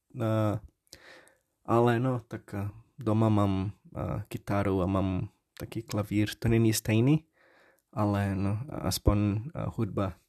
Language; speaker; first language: Czech; non-native, learner; Portuguese